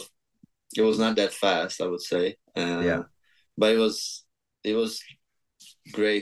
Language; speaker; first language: English; non-native, fluent; Czech